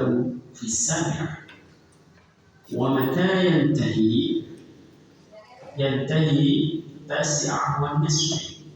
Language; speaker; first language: Arabic; non-native, fluent; Indonesian